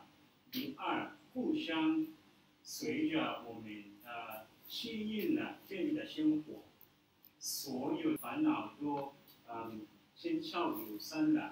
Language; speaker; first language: Chinese; non-native, learner; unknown